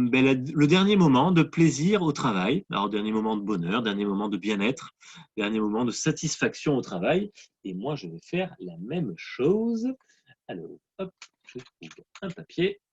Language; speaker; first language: French; native; French